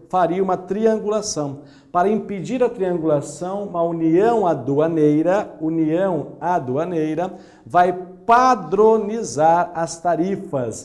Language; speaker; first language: Portuguese; native; Portuguese